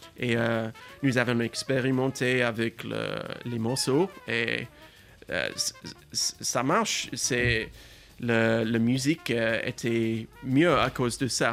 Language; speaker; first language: French; non-native, learner; English